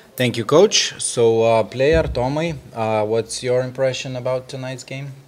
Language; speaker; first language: English; non-native, fluent; Lithuanian